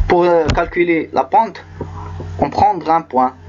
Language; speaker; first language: French; non-native, local second language; Arabic